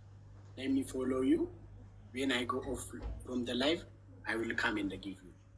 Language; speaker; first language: English; non-native, learner; Oromo